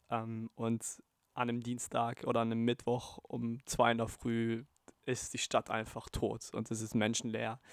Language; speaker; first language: German; native; German